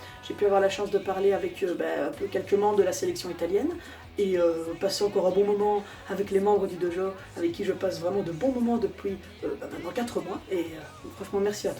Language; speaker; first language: French; native; French